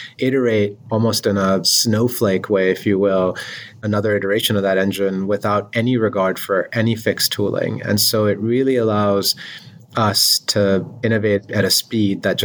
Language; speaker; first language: English; non-native, local second language; Urdu